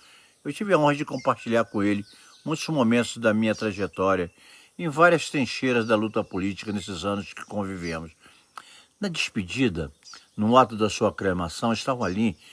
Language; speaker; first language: Portuguese; native; Portuguese